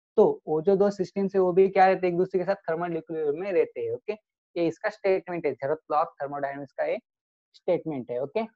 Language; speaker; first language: Hindi; native; Hindi